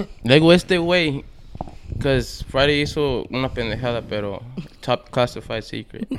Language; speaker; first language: Spanish; early bilingual, heritage; Spanish